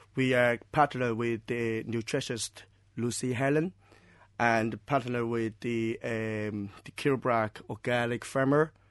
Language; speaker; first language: English; non-native, learner; Chinese